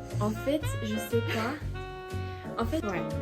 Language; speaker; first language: French; non-native, learner; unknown